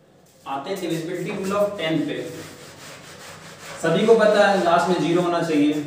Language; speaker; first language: Hindi; native; Hindi